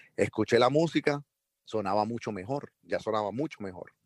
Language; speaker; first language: Spanish; early bilingual, heritage; Spanish